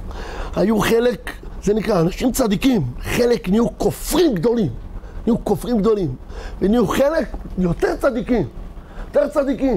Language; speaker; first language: Hebrew; native; Hebrew